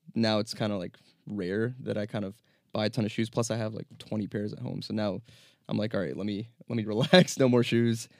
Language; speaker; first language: English; native; English